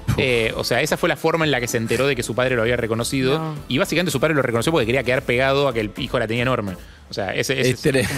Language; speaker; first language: Spanish; native; Spanish